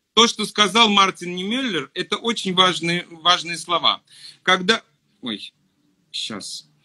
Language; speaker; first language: Russian; native; Russian